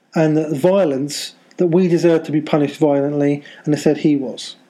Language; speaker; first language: English; native; English